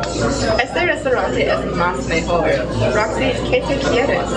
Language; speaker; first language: Spanish; non-native, learner; English